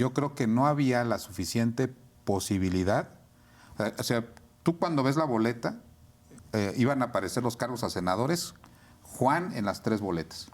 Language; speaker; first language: Spanish; native; Spanish